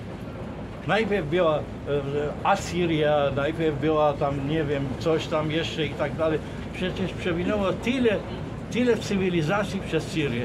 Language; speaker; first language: Polish; non-native, fluent; Arabic